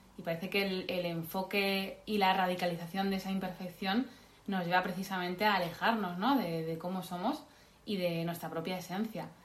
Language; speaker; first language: Spanish; native; Spanish